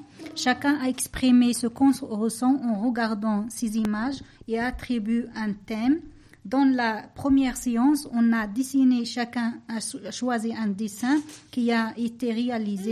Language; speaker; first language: French; non-native, learner; Arabic